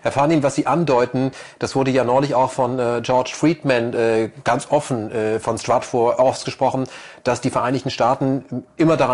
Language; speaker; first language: German; native; German